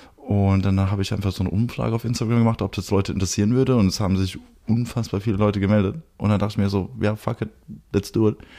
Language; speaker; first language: German; early bilingual, heritage; German